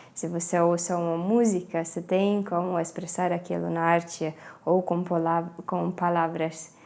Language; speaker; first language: Portuguese; non-native, fluent; Estonian